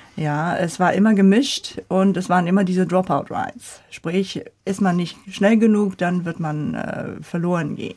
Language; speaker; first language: German; non-native, fluent; Korean